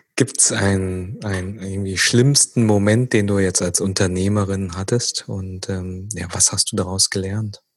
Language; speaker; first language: German; native; German